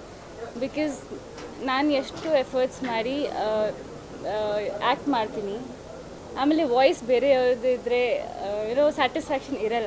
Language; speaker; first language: Kannada; non-native, learner; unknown